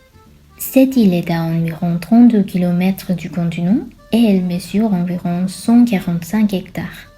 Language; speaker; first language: French; non-native, fluent; Sinhala